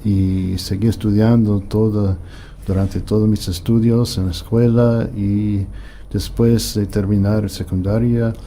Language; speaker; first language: Spanish; non-native, fluent; English